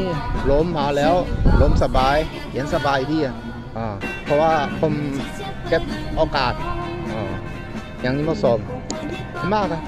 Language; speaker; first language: Thai; non-native, learner; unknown